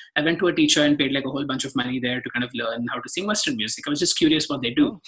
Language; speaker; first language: English; non-native, local second language; Telugu